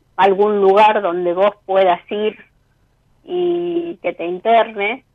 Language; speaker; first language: Spanish; native; Spanish